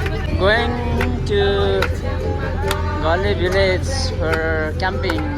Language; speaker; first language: English; non-native, local second language; Nepali